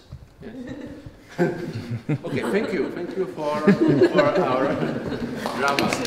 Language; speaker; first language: English; non-native, learner; Czech